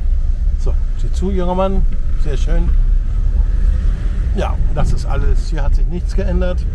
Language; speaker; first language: German; native; German